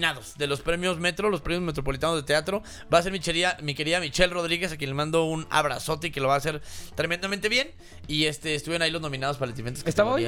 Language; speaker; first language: Spanish; native; Spanish